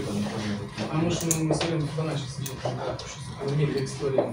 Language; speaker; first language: Romanian; non-native, local second language; Russian